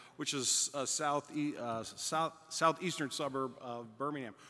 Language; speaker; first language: English; native; English